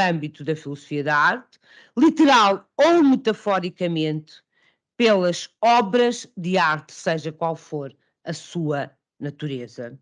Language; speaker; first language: Portuguese; native; Portuguese